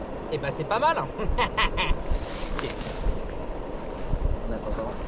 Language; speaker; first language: French; native; French